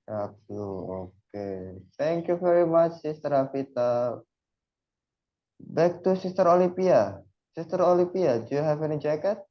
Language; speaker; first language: English; non-native, fluent; Indonesian